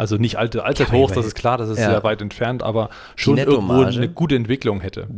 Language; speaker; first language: German; native; German